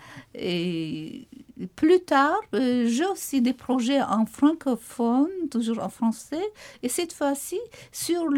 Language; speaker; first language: French; non-native, fluent; Turkish